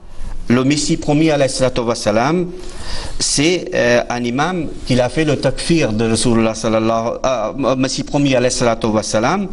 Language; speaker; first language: French; non-native, fluent; Urdu